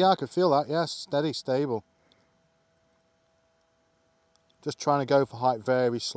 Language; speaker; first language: English; native; English